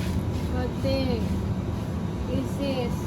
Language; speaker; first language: English; non-native, learner; Indonesian